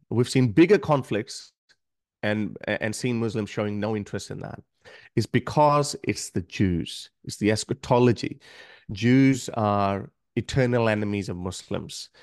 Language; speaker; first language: English; non-native, local second language; Urdu